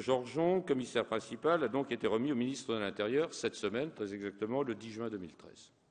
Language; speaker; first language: French; native; French